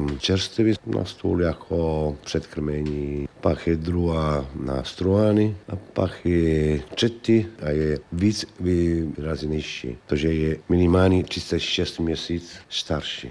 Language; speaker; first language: Czech; non-native, learner; Italian